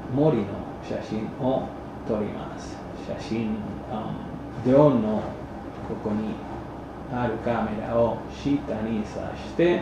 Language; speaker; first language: Japanese; non-native, fluent; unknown